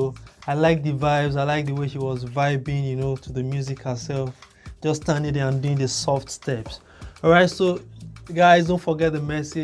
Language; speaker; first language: English; non-native, local second language; Yoruba